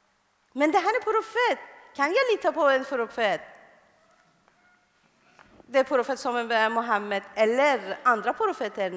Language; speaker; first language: Swedish; non-native, fluent; Persian